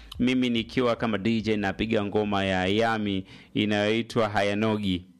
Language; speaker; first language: Swahili; native; Swahili